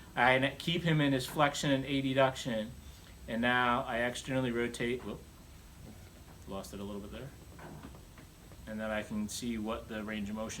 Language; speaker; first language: English; native; English